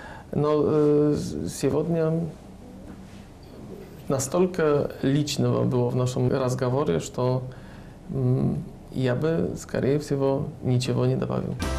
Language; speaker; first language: Russian; non-native, fluent; Polish